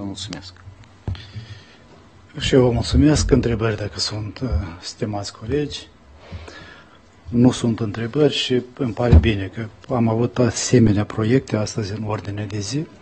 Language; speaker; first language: Romanian; native; Romanian